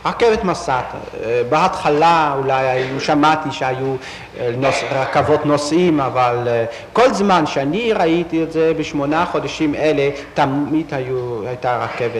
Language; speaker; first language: Hebrew; non-native, fluent; Dutch